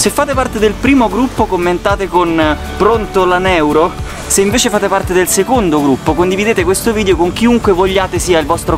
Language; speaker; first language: Italian; native; Italian